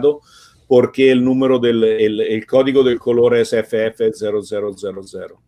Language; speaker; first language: Spanish; non-native, fluent; Italian